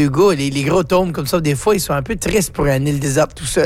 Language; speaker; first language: French; native; French